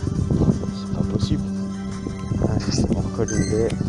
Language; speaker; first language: French; native; French